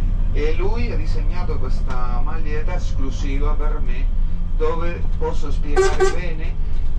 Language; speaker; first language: Italian; non-native, local second language; Spanish